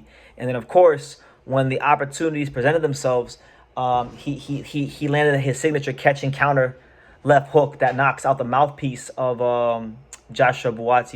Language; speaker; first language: English; native; English